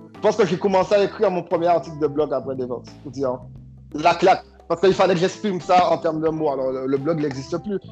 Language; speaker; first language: French; native; French